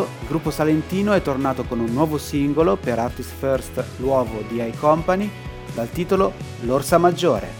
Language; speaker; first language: Italian; native; Italian